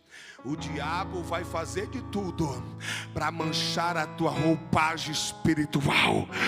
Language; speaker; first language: Portuguese; native; Portuguese